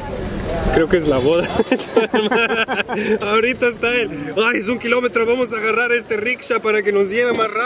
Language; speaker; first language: Spanish; native; Spanish